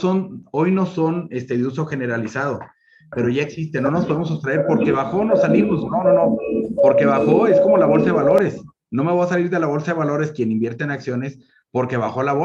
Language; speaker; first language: Spanish; native; Spanish